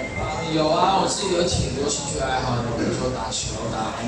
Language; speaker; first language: Chinese; native; Chinese